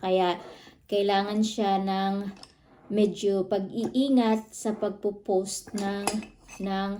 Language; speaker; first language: Filipino; non-native, local second language; Cebuano